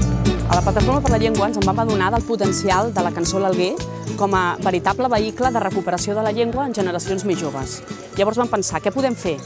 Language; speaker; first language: Catalan; native; Catalan